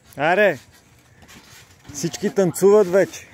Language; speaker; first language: Bulgarian; native; Bulgarian